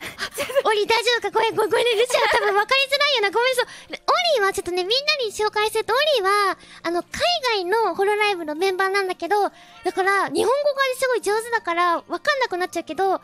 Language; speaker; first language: Japanese; native; Japanese